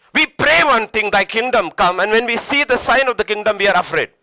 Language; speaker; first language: English; non-native, local second language; Nepali